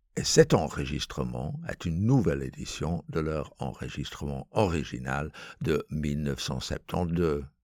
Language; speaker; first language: French; non-native, fluent; English